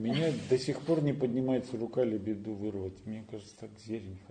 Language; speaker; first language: Russian; native; Russian